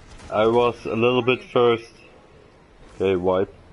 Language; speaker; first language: English; non-native, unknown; Dutch